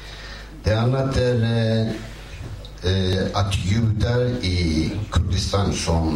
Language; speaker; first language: Swedish; non-native, fluent; Kurdish